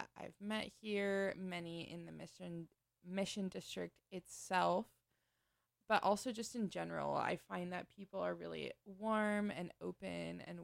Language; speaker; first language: English; native; English